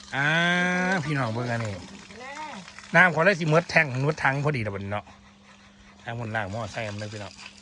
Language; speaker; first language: Thai; native; Thai